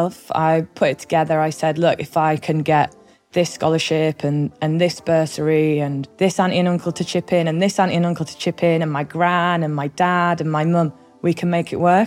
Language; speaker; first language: English; native; English